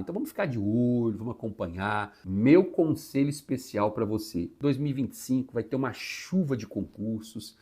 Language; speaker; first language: Portuguese; native; Portuguese